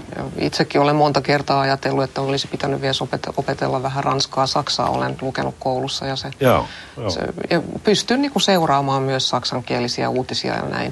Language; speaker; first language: Finnish; non-native, local second language; Swedish